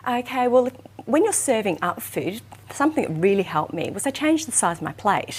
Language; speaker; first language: English; native; English